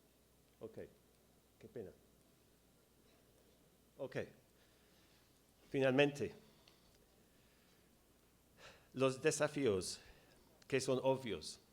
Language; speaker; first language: Spanish; non-native, fluent; English